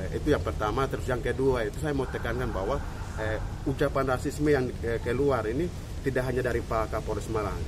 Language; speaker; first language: Indonesian; native; Indonesian